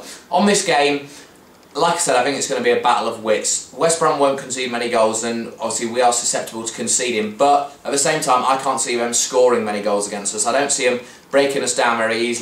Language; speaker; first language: English; native; English